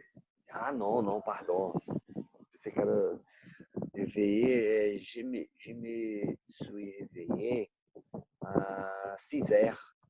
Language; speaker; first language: French; non-native, learner; Portuguese